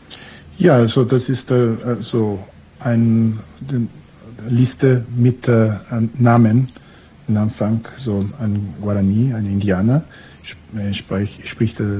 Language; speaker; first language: German; non-native, fluent; Portuguese